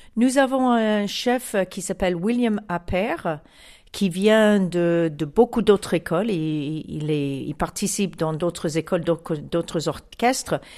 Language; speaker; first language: French; non-native, fluent; English